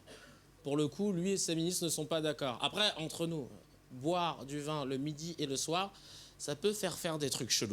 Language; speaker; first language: French; native; French